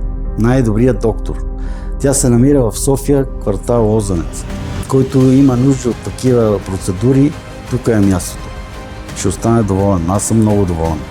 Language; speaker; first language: Bulgarian; native; Bulgarian